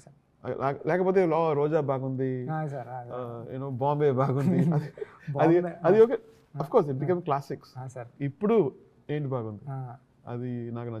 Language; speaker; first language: Telugu; non-native, learner; Tamil